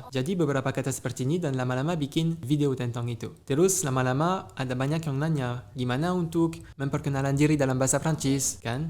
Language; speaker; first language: Indonesian; non-native, fluent; French